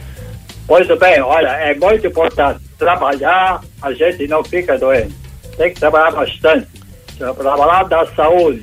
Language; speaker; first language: Portuguese; non-native, local second language; German